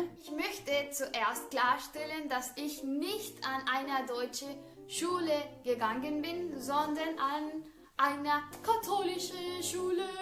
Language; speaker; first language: German; non-native, learner; Spanish